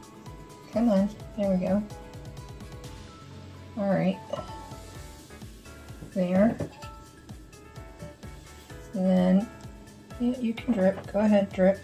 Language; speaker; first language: English; native; English